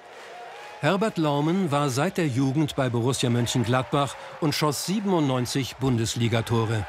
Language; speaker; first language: German; native; German